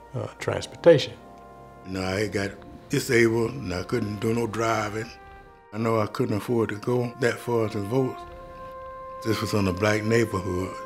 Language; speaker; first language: English; native; English